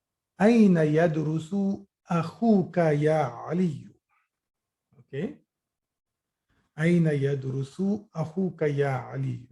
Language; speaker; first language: Arabic; non-native, fluent; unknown